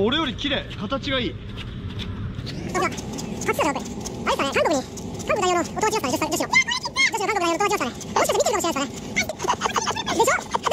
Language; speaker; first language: Japanese; native; Japanese